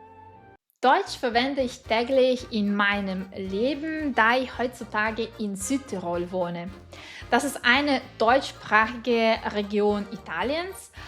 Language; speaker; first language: German; non-native, fluent; Russian